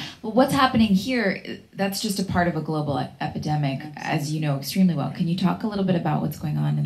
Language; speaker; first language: English; native; English